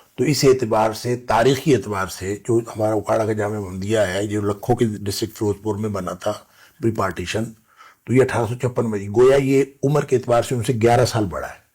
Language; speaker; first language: Urdu; non-native, local second language; Punjabi